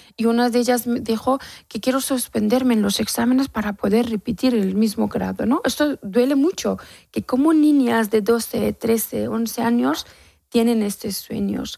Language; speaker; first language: Spanish; non-native, learner; Persian